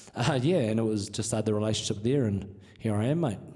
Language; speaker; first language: English; native; English